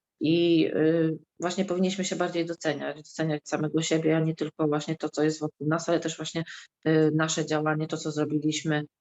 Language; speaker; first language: Polish; native; Polish